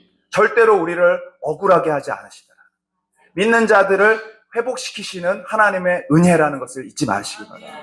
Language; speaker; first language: Korean; native; Korean